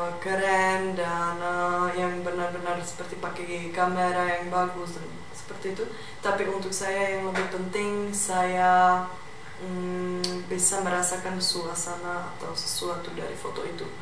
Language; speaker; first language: Indonesian; non-native, fluent; Czech